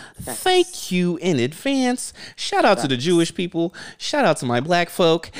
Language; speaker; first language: English; early bilingual, other home language; Haitian Creole